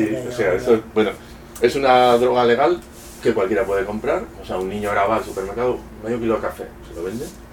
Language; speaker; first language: Spanish; native; Spanish